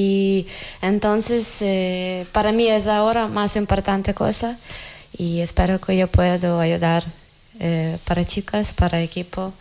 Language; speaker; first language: Spanish; non-native, learner; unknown